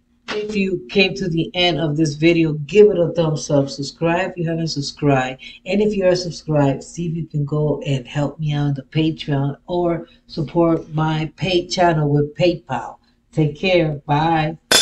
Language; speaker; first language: English; early bilingual, other home language; Spanish